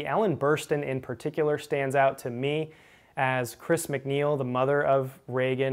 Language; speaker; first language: English; native; English